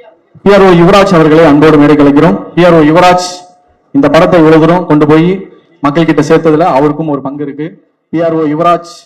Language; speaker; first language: Tamil; native; Tamil